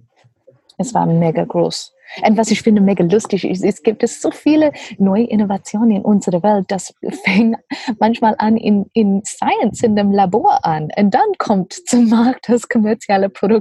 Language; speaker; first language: German; non-native, learner; English